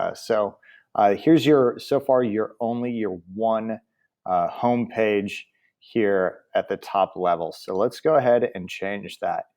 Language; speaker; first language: English; native; English